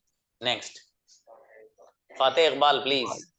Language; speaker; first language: Hindi; native; Hindi